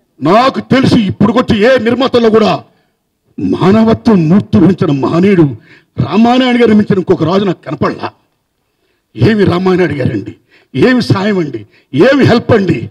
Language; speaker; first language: Telugu; native; Telugu